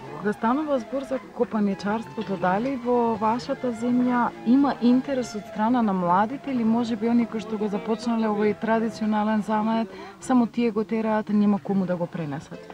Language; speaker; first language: Macedonian; native; Macedonian